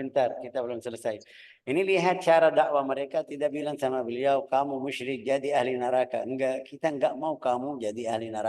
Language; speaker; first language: Indonesian; non-native, fluent; Arabic